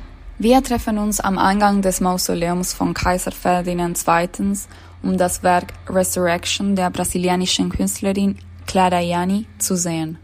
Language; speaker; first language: German; non-native, fluent; Persian